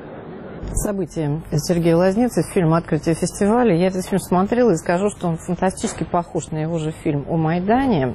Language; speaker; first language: Russian; native; Russian